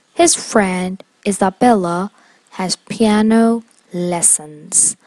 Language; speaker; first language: English; non-native, fluent; Persian